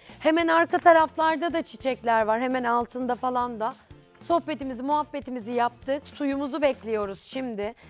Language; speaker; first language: Turkish; native; Turkish